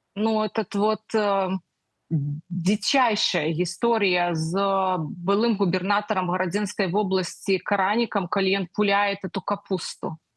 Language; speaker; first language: Belarusian; native; Belarusian